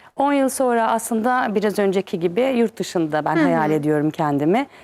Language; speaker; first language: Turkish; native; Turkish